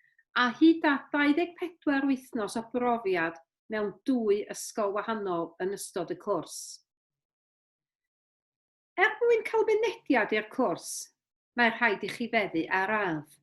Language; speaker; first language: Welsh; native; Welsh